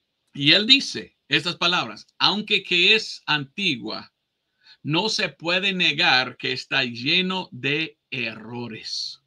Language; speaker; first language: Spanish; non-native, fluent; English